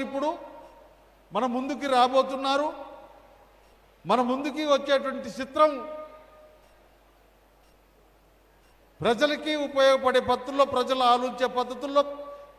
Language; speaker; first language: Telugu; native; Telugu